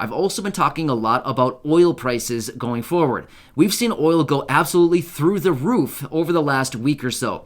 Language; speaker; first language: English; native; English